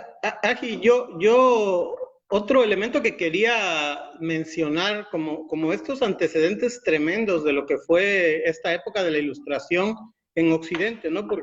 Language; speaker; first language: Spanish; native; Spanish